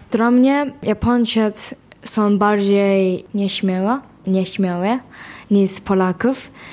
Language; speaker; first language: Polish; non-native, learner; Japanese